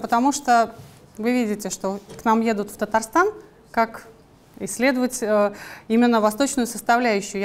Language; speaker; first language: Russian; native; Russian